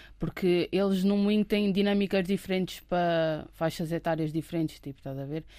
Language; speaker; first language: Portuguese; native; Portuguese